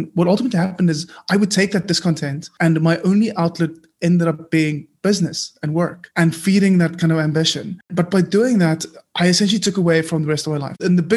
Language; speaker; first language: English; non-native, local second language; Afrikaans